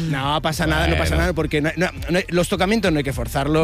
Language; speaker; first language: Spanish; native; Spanish